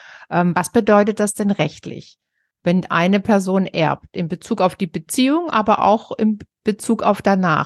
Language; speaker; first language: German; native; German